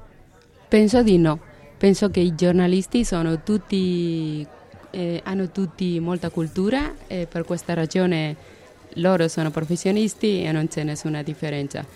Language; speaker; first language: Italian; non-native, learner; Spanish